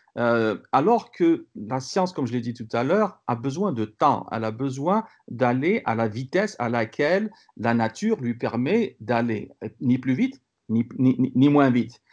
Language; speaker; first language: French; non-native, local second language; Kabyle